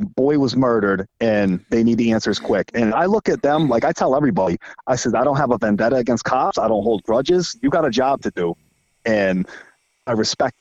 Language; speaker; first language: English; native; English